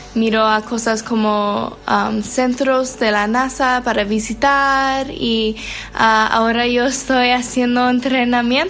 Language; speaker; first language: Spanish; non-native, learner; English